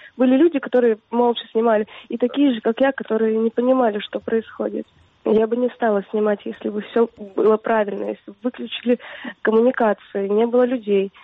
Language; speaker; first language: Russian; native; Russian